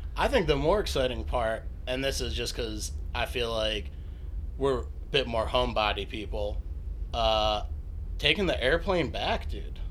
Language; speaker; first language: English; native; English